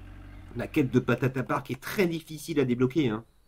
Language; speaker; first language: French; native; French